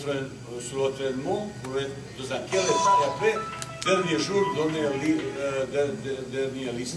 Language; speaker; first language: French; non-native, learner; Bosnian